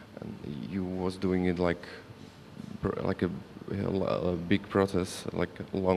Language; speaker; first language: English; non-native, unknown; Slovak